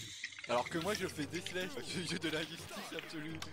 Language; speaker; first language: French; native; French